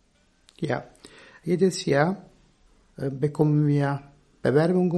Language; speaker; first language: German; non-native, fluent; Turkish